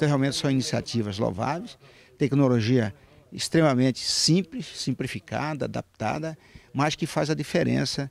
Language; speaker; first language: Portuguese; native; Portuguese